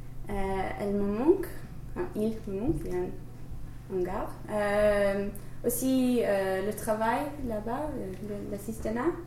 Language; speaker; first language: French; non-native, learner; English